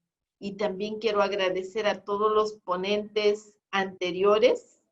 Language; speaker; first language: Spanish; non-native, fluent; Portuguese